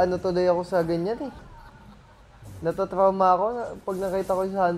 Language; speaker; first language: Filipino; native; Filipino